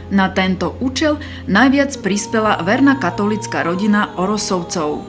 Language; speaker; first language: Slovak; native; Slovak